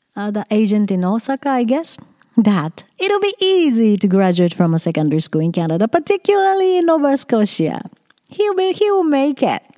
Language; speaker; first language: English; non-native, fluent; Japanese